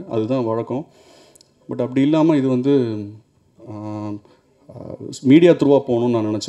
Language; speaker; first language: Tamil; native; Tamil